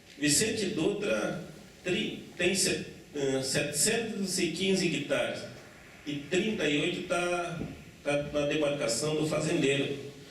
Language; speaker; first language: Portuguese; non-native, local second language; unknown